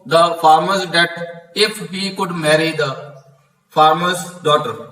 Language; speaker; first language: English; non-native, local second language; Punjabi